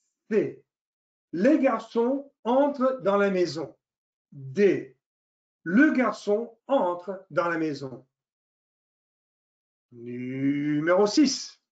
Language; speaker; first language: French; non-native, fluent; English